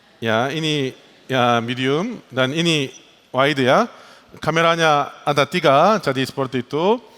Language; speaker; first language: Indonesian; non-native, learner; Korean